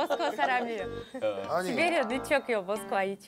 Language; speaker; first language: Korean; non-native, learner; Russian